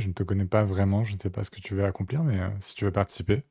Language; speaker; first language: French; native; French